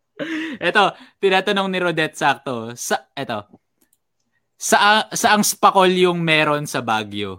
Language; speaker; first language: Filipino; native; Filipino